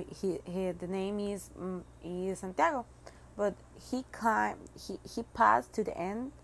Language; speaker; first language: English; non-native, learner; Spanish